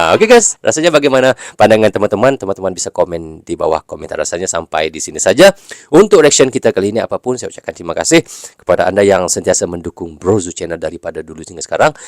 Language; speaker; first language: Malay; native; Malay